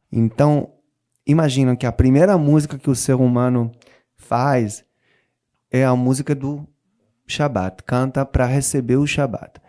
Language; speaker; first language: Portuguese; non-native, fluent; Hebrew